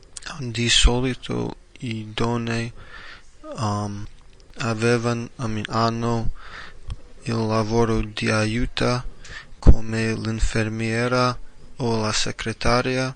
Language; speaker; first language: Italian; non-native, learner; English